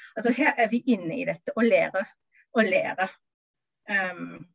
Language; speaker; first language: Norwegian; non-native, fluent; German